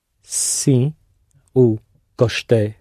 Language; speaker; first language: Portuguese; non-native, learner; English